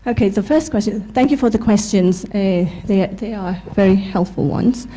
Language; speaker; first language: English; non-native, fluent; Burmese